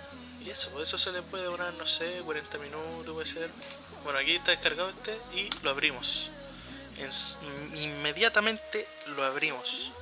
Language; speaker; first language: Spanish; native; Spanish